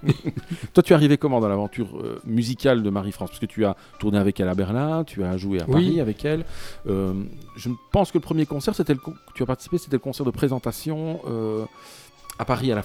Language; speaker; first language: French; native; French